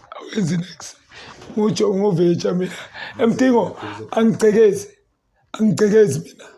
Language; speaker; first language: Zulu; native; Zulu